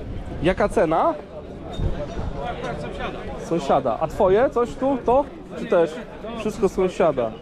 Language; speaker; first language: Polish; native; Polish